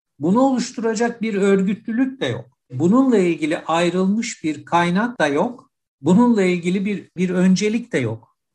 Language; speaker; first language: Turkish; native; Turkish